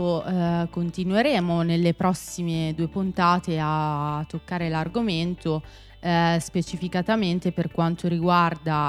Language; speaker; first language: Italian; native; Italian